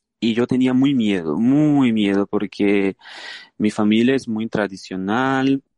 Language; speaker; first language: Spanish; non-native, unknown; Portuguese